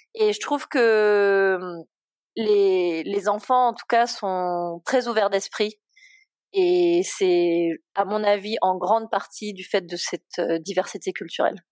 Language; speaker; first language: French; native; French